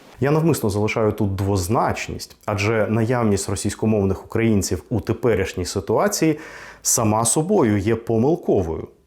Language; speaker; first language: Ukrainian; non-native, local second language; Russian